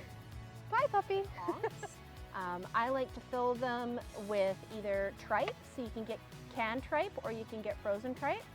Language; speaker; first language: English; native; English